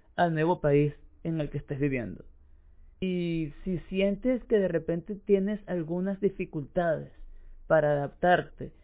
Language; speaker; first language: Spanish; native; Spanish